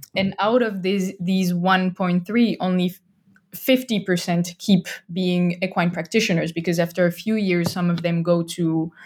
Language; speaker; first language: English; non-native, fluent; French